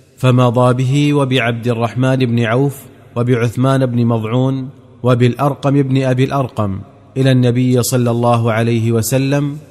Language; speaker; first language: Arabic; native; Arabic